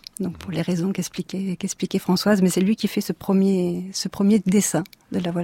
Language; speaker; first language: French; native; French